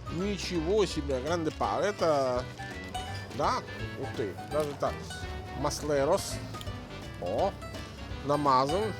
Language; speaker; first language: Russian; non-native, fluent; Italian